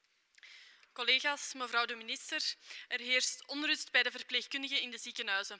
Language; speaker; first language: Dutch; native; Dutch